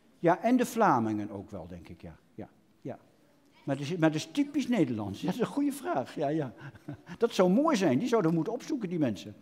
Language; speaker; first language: Dutch; native; Dutch